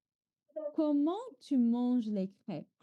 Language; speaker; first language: French; non-native, fluent; Chinese